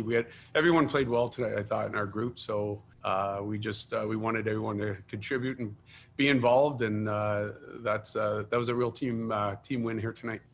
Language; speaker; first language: English; native; English